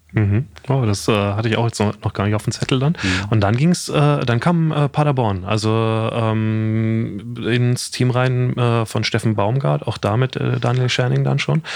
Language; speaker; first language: German; native; German